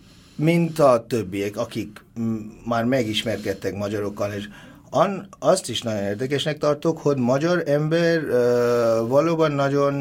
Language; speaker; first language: Hungarian; non-native, fluent; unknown